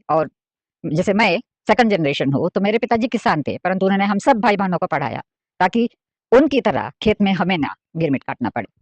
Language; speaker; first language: Hindi; early bilingual, heritage; Hindi